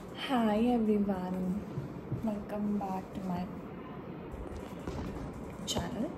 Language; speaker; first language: English; non-native, local second language; Hindi